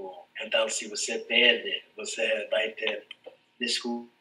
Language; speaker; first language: Portuguese; non-native, fluent; English